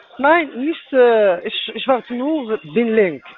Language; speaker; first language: German; non-native, learner; Arabic